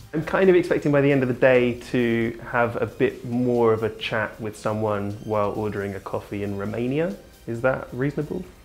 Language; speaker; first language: English; native; English